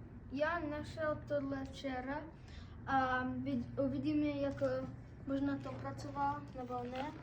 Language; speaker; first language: Czech; non-native, learner; English